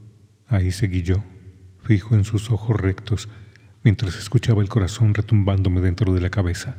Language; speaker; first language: Spanish; native; Spanish